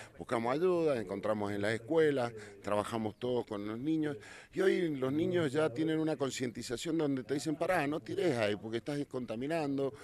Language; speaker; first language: Spanish; native; Spanish